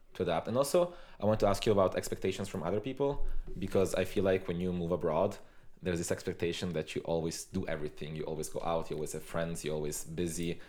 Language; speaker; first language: English; non-native, fluent; Italian